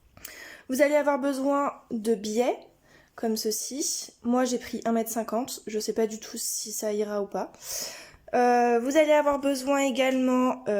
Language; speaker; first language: French; native; French